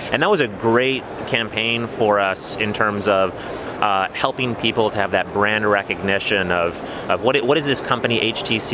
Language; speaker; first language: English; native; English